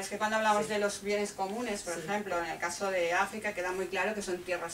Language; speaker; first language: Spanish; native; Spanish